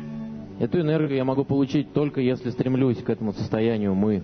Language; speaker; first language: Russian; native; Russian